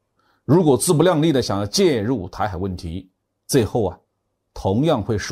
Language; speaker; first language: Chinese; native; Chinese